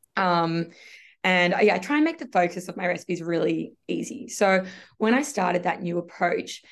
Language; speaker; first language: English; native; English